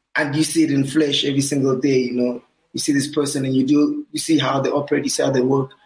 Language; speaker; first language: English; non-native, local second language; Southern Sotho